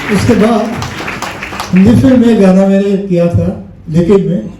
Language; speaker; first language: Hindi; non-native, local second language; Marathi